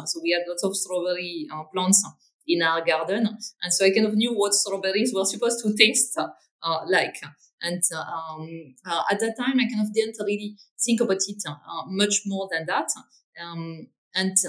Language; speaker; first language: English; non-native, fluent; French